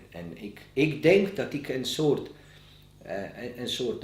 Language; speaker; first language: Dutch; non-native, fluent; Bosnian